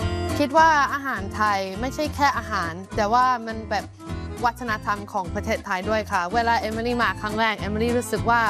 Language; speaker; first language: Thai; non-native, fluent; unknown